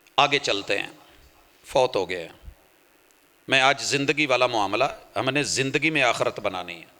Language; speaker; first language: Urdu; non-native, local second language; Punjabi